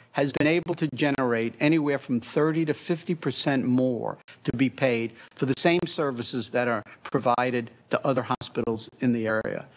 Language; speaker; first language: English; native; English